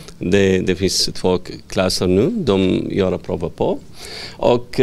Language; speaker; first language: Swedish; non-native, learner; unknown